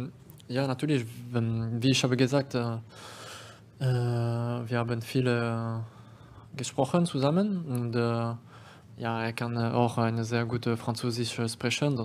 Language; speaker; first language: German; non-native, learner; French